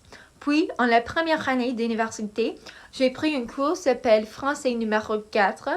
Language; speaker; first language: French; non-native, learner; English